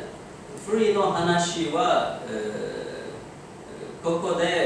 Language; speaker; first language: Japanese; non-native, learner; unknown